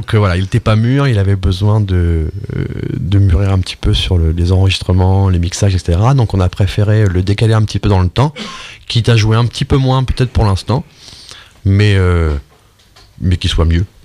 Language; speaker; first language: French; native; French